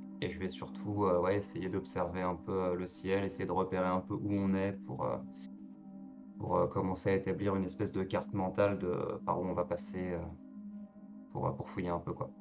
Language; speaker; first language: French; native; French